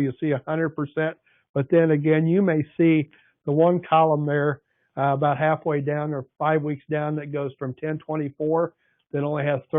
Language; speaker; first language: English; native; English